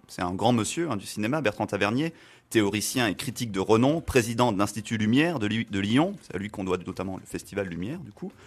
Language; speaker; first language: French; native; French